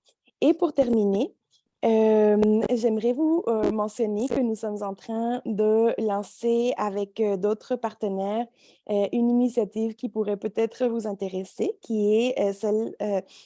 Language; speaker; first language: French; native; French